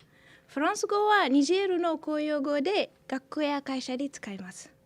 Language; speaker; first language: Japanese; non-native, fluent; Hausa